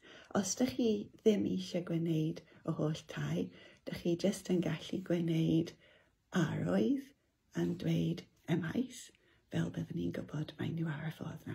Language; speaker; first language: Welsh; non-native, local second language; English